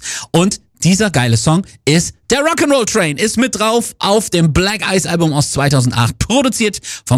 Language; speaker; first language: German; native; German